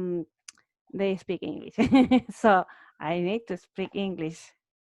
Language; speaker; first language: English; non-native, learner; Spanish